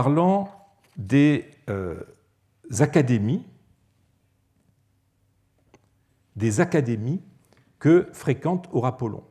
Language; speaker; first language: French; native; French